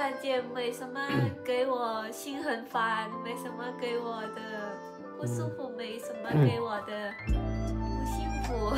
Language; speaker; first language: Chinese; non-native, learner; Lao